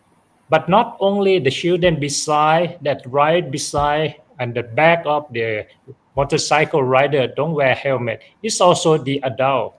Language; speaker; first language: English; non-native, fluent; Thai